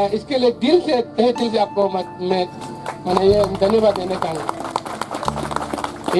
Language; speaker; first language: Hindi; non-native, local second language; Nyishi